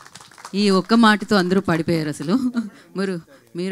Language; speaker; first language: Telugu; native; Telugu